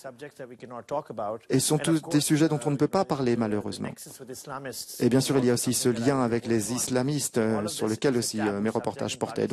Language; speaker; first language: French; non-native, fluent; Urdu